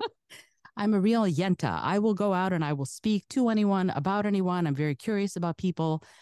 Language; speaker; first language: English; early bilingual, other home language; Russian